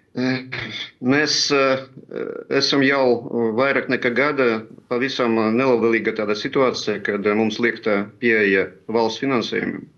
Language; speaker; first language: Latvian; non-native, local second language; Russian